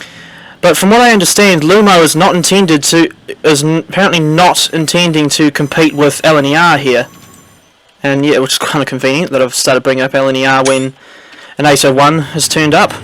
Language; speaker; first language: English; native; English